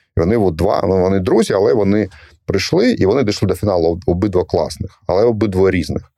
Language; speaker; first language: Ukrainian; non-native, local second language; Russian